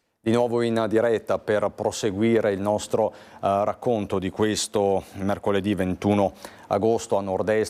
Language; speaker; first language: Italian; native; Italian